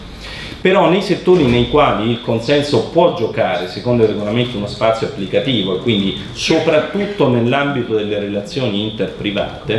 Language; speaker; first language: Italian; native; Italian